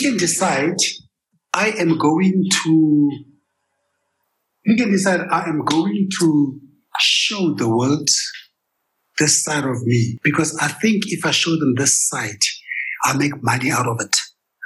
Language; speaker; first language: English; non-native, local second language; Tswana